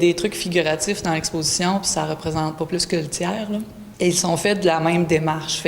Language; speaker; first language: French; native; French